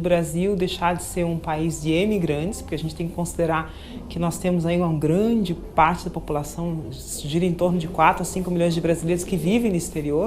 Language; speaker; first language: Portuguese; native; Portuguese